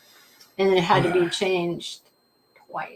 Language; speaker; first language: English; native; English